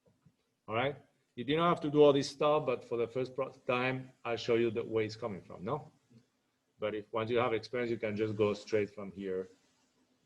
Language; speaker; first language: English; non-native, fluent; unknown